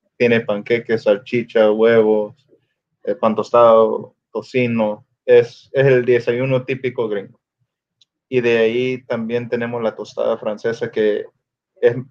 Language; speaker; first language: Spanish; early bilingual, other home language; English